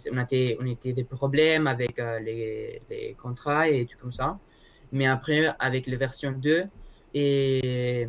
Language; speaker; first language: French; non-native, learner; Spanish